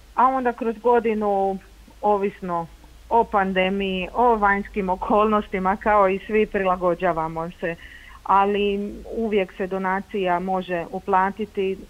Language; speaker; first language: Croatian; native; Croatian